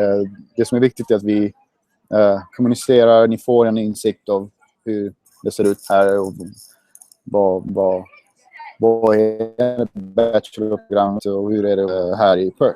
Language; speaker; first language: Swedish; non-native, fluent; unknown